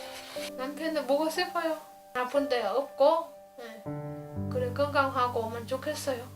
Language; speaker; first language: Korean; non-native, learner; Vietnamese